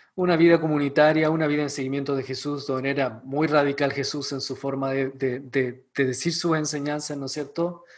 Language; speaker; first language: Spanish; native; Spanish